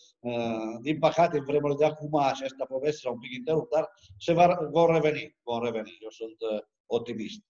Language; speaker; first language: Romanian; non-native, fluent; Italian